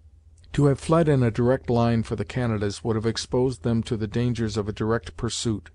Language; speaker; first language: English; native; English